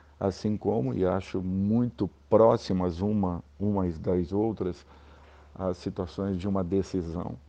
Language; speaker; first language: Portuguese; native; Portuguese